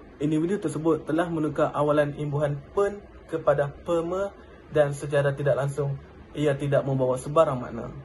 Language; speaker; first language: Malay; native; Malay